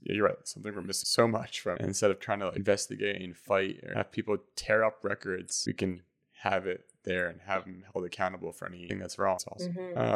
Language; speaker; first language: English; native; English